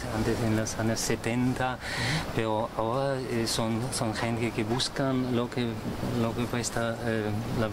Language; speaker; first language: Spanish; non-native, learner; German